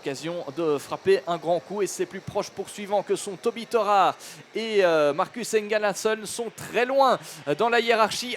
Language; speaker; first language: French; native; French